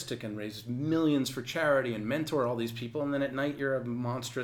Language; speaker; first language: English; native; English